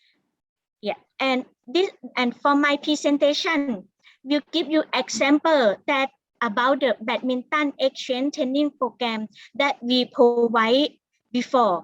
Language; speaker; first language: English; non-native, learner; Thai